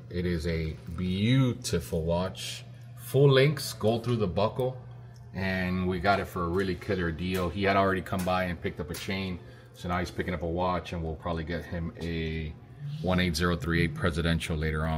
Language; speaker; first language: English; early bilingual, other home language; Spanish